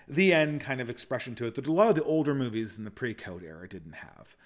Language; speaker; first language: English; native; English